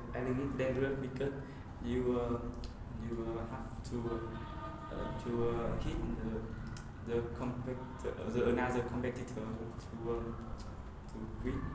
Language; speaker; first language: English; non-native, learner; Vietnamese